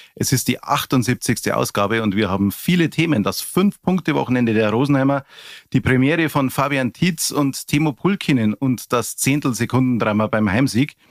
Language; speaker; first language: German; native; German